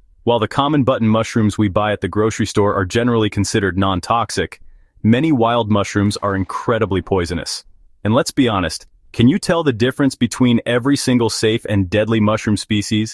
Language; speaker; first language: English; native; English